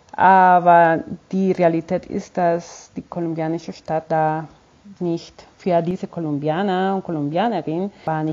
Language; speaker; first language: German; non-native, fluent; Spanish